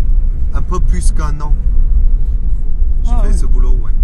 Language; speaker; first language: French; non-native, fluent; Chinese